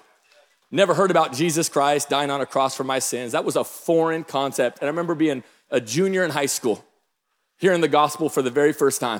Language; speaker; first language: English; native; English